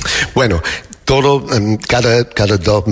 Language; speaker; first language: Spanish; non-native, learner; English